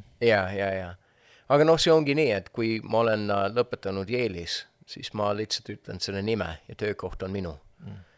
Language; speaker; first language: Estonian; non-native, fluent; English